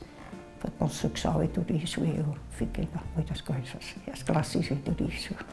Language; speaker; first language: Portuguese; non-native, learner; Dutch